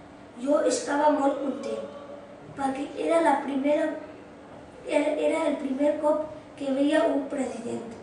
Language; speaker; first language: Catalan; early bilingual, other home language; Urdu